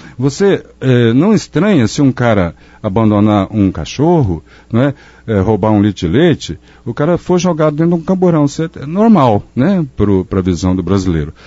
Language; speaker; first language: Portuguese; native; Portuguese